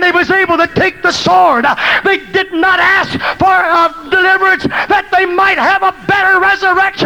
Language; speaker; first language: English; native; English